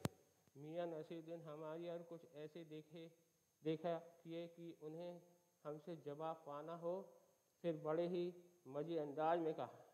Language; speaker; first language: Hindi; native; Hindi